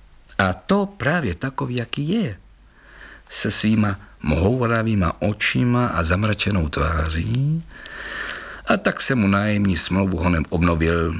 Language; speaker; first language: Czech; native; Czech